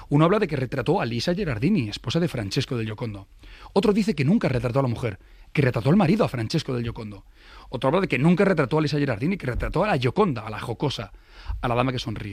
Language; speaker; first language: Spanish; native; Spanish